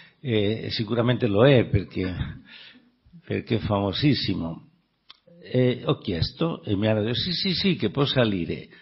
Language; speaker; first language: Italian; non-native, fluent; Spanish